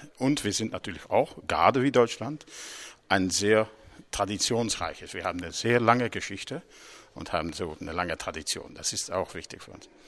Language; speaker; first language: German; non-native, local second language; Dutch